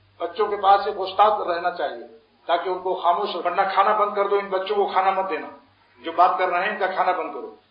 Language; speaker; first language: Urdu; native; Urdu